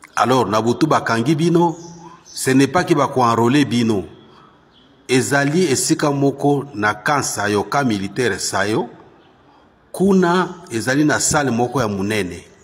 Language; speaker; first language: Lingala; non-native, local second language; Swahili